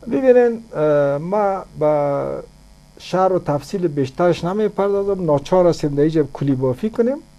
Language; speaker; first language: Persian; native; Persian